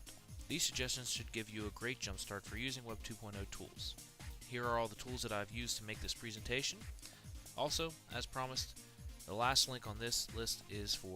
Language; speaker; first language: English; native; English